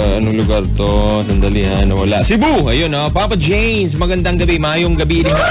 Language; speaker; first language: Filipino; native; Filipino